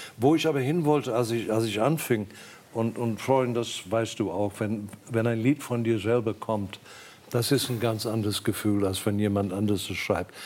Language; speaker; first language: German; non-native, fluent; English